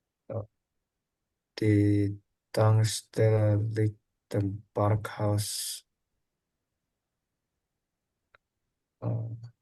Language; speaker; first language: German; non-native, learner; Indonesian